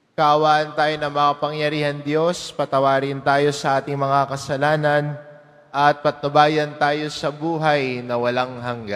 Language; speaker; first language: Filipino; native; Filipino